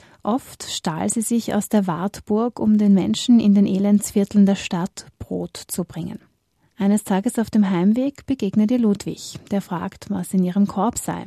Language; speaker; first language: German; native; German